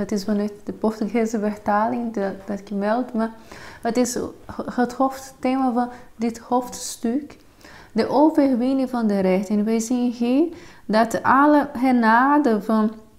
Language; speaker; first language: Dutch; non-native, fluent; Portuguese